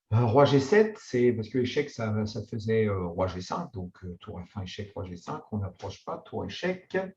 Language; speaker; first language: French; native; French